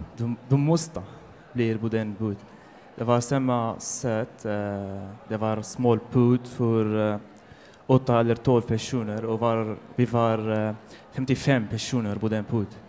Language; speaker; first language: Swedish; non-native, learner; Arabic